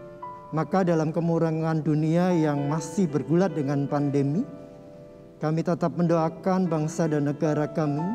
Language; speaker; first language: Indonesian; native; Indonesian